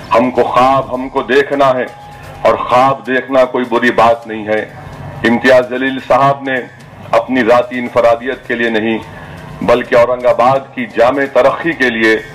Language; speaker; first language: Urdu; native; Urdu